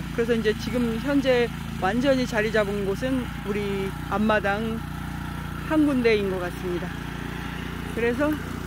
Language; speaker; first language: Korean; native; Korean